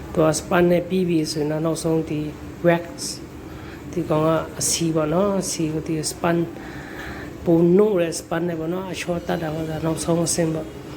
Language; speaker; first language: Burmese; non-native, local second language; Kachin